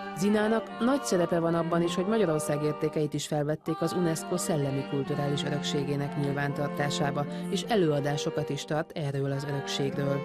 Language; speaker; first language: Hungarian; native; Hungarian